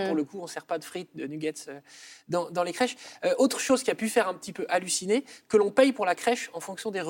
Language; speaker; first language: French; native; French